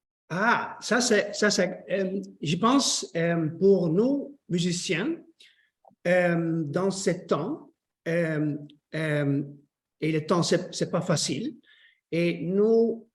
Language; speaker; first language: French; non-native, learner; Dutch